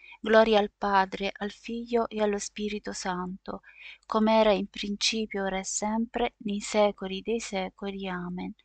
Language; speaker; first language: Italian; native; Italian